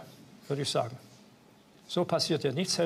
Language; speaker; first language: German; native; German